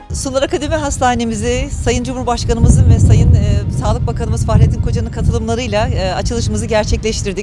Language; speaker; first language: Turkish; native; Turkish